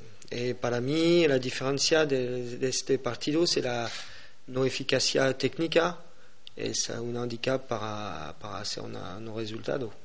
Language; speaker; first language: Spanish; non-native, learner; French